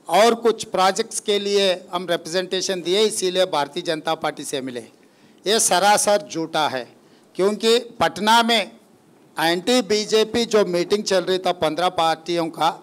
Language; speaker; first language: Hindi; non-native, local second language; Telugu